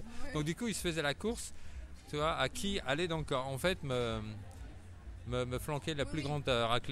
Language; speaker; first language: French; native; French